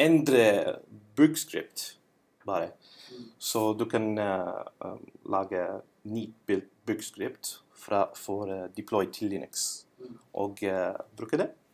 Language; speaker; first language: Norwegian; non-native, learner; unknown